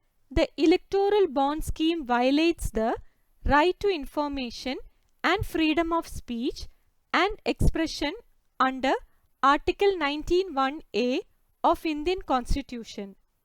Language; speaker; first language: English; non-native, local second language; Malayalam